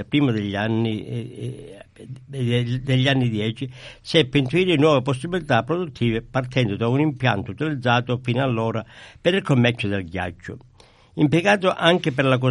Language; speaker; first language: Italian; native; Italian